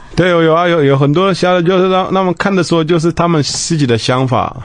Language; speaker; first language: Chinese; non-native, fluent; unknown